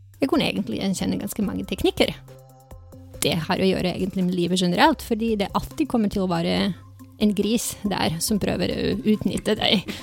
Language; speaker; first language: Norwegian; non-native, fluent; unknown